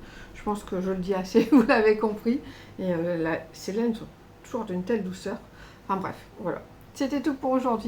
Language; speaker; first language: French; native; French